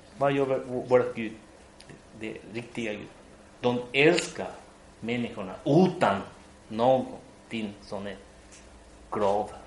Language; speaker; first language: Swedish; non-native, fluent; Spanish